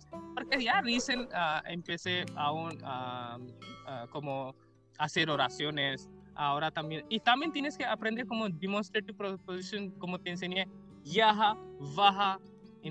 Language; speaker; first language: Spanish; non-native, learner; Hindi